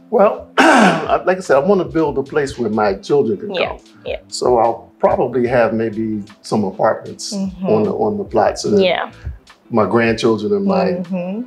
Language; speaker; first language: English; native; English